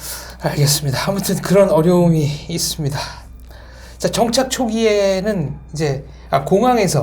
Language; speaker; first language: Korean; native; Korean